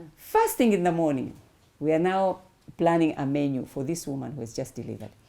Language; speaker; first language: English; non-native, local second language; Swahili